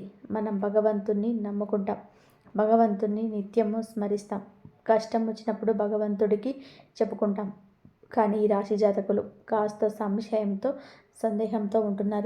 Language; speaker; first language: Telugu; native; Telugu